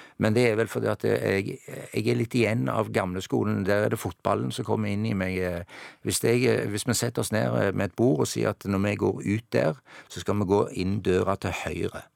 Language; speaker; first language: Norwegian; native; Norwegian